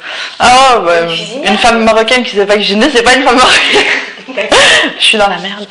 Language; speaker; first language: French; early bilingual, other home language; Arabic